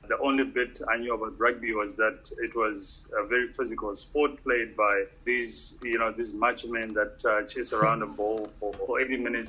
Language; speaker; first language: English; non-native, local second language; Shona